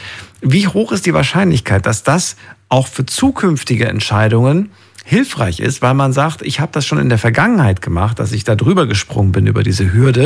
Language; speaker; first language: German; native; German